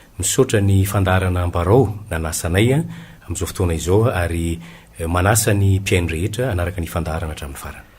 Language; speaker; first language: Malagasy; native; Malagasy